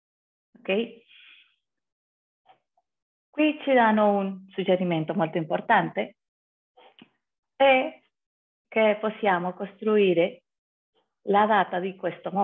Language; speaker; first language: Italian; non-native, fluent; Spanish